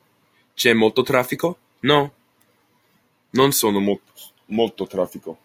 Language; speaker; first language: Italian; non-native, learner; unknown